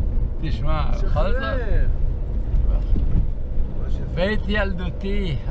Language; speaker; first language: Hebrew; non-native, fluent; Yiddish